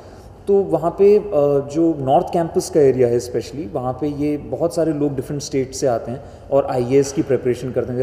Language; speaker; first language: Hindi; native; Hindi